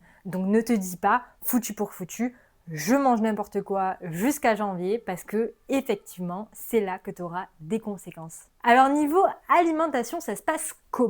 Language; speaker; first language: French; native; French